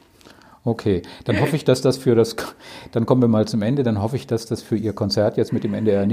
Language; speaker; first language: German; native; German